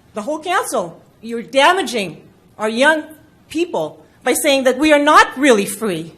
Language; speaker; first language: English; non-native, local second language; Filipino